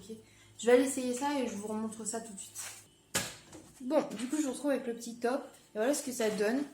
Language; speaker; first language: French; native; French